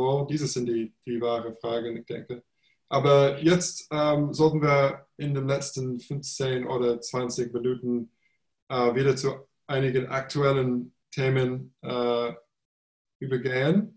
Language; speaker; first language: German; non-native, fluent; English